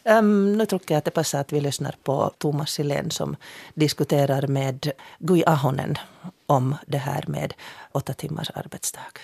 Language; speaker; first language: Swedish; native; Swedish